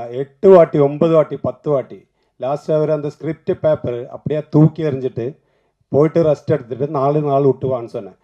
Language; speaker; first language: Tamil; non-native, learner; Malayalam